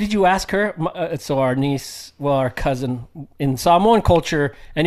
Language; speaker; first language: English; native; English